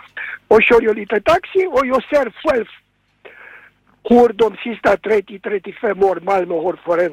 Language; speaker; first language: Swedish; non-native, fluent; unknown